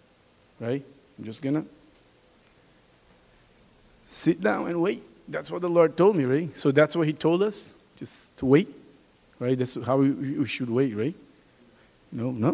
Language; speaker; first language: English; non-native, learner; Portuguese